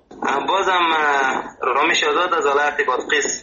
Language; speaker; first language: Persian; native; Persian